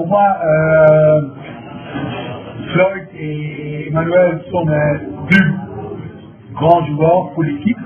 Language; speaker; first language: French; non-native, fluent; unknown